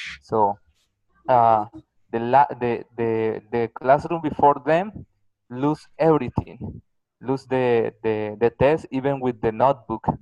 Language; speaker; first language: English; non-native, learner; Spanish